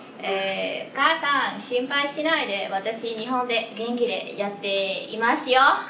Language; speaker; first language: Japanese; non-native, fluent; Vietnamese